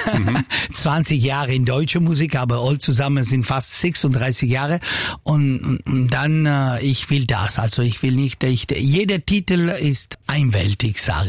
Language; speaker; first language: German; non-native, learner; Italian